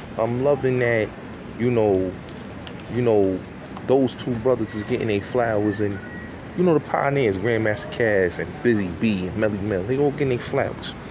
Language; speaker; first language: English; native; English